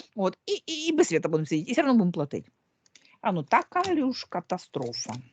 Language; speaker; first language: Ukrainian; non-native, local second language; Russian